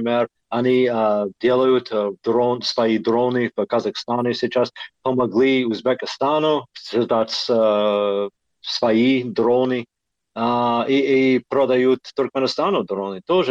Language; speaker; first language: Russian; non-native, fluent; English